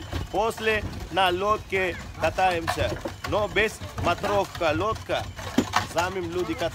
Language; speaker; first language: Russian; non-native, learner; Sinhala